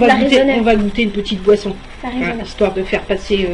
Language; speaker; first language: French; native; French